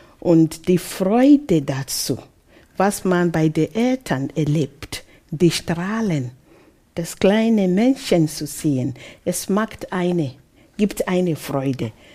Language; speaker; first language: German; non-native, fluent; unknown